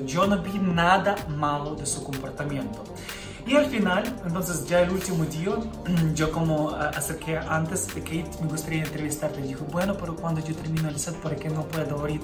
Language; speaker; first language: Spanish; non-native, fluent; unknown